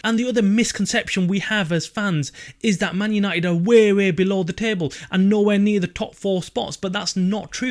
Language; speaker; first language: English; native; English